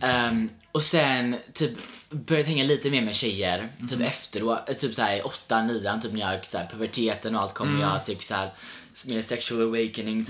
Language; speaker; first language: Swedish; native; Swedish